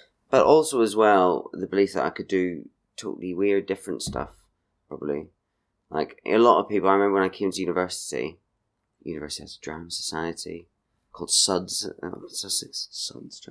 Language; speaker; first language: English; native; English